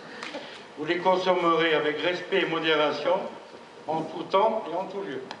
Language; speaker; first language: French; native; French